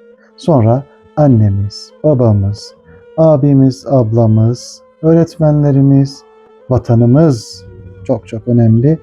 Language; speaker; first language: Turkish; native; Turkish